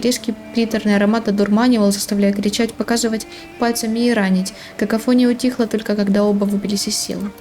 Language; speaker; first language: Russian; native; Russian